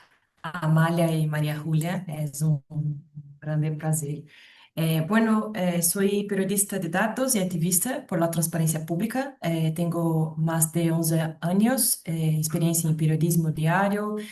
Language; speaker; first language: Spanish; non-native, fluent; Portuguese